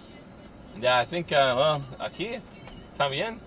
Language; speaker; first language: Spanish; non-native, learner; English